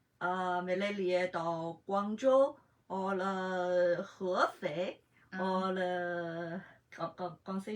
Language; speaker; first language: Hindi; non-native, fluent; Chinese